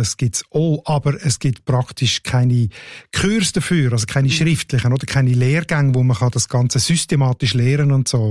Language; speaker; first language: German; native; German